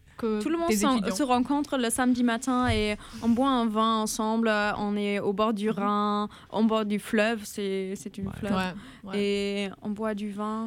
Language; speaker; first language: French; non-native, fluent; German